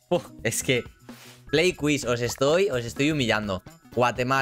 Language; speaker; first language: Spanish; native; Spanish